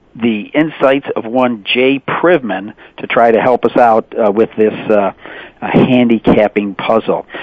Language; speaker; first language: English; native; English